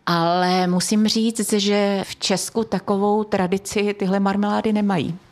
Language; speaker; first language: Czech; native; Czech